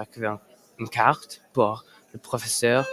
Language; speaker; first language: French; non-native, learner; English